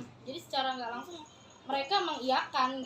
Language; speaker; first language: Indonesian; native; Indonesian